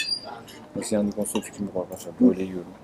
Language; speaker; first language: Turkish; native; Turkish